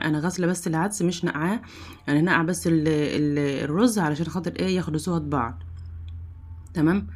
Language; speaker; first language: Arabic; native; Arabic